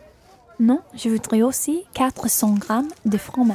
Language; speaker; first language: French; non-native, learner; English